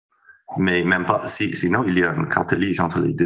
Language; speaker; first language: French; non-native, fluent; English